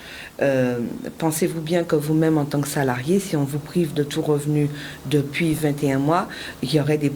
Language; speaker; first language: French; native; French